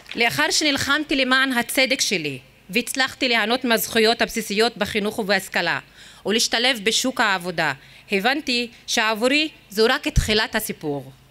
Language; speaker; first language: Hebrew; non-native, local second language; Arabic